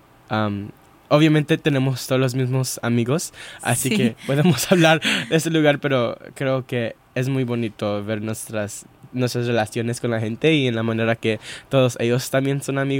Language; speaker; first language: Spanish; early bilingual, heritage; Spanish